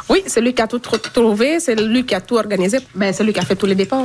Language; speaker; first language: French; non-native, local second language; Fula